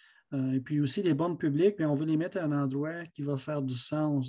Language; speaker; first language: French; native; French